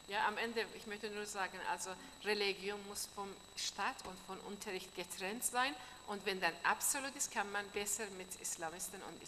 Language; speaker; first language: German; non-native, learner; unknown